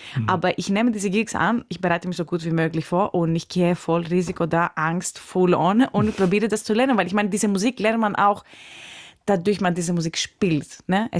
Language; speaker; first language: German; non-native, fluent; Greek